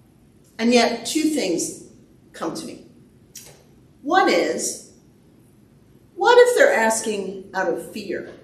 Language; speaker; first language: English; native; English